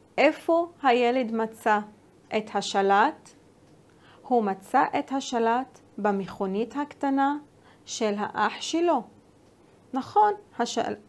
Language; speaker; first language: Hebrew; non-native, local second language; Arabic